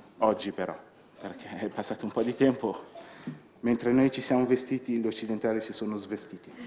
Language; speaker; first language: Italian; non-native, fluent; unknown